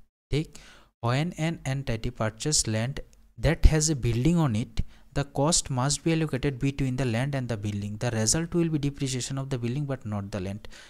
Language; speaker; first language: English; non-native, local second language; Bangla